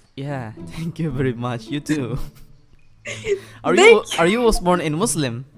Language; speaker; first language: English; non-native, learner; Indonesian